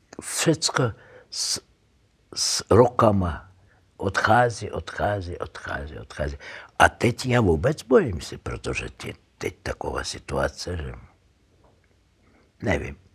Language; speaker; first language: Czech; non-native, learner; Russian